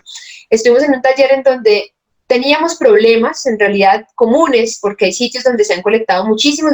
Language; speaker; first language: Spanish; native; Spanish